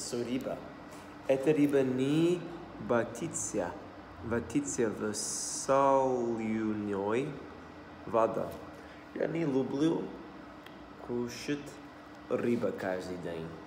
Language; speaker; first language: Russian; non-native, learner; English